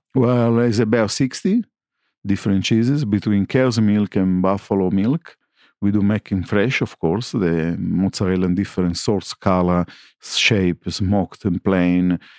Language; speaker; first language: English; non-native, learner; Italian